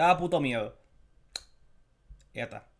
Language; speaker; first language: Spanish; native; Spanish